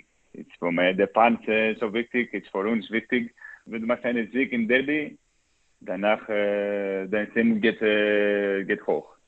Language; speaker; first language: German; non-native, learner; Greek